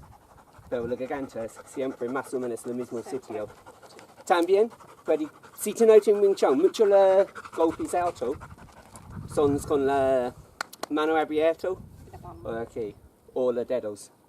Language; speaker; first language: Spanish; non-native, learner; English